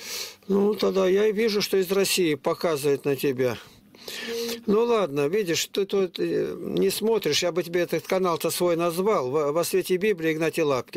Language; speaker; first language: Russian; native; Russian